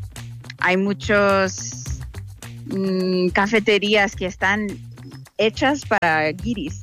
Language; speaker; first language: Spanish; non-native, fluent; English